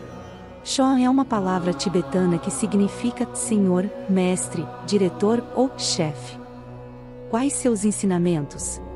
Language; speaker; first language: Portuguese; native; Portuguese